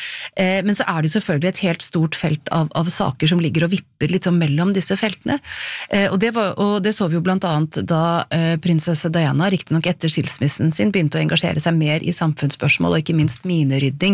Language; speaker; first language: Norwegian; native; Norwegian